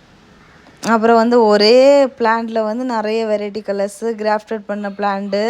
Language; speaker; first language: Tamil; native; Tamil